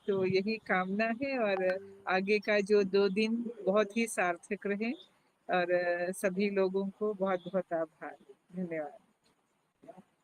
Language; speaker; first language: Hindi; non-native, fluent; Sinhala